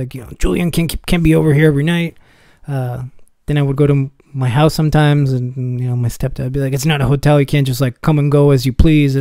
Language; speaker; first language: English; early bilingual, other home language; Spanish